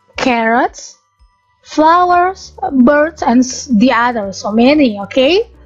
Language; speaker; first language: English; non-native, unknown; Indonesian